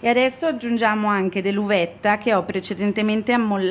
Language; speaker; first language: Italian; native; Italian